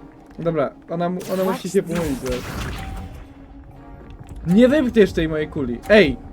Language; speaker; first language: Polish; native; Polish